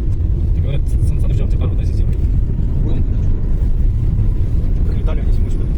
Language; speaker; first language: Russian; non-native, local second language; Kyrgyz